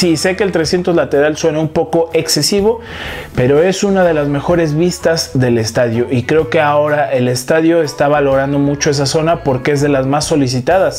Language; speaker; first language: Spanish; native; Spanish